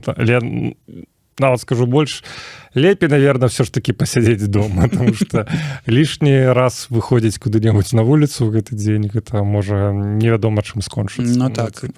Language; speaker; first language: Belarusian; native; Belarusian